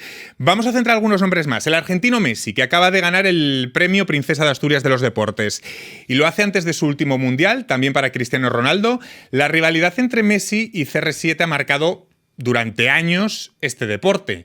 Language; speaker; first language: Spanish; native; Spanish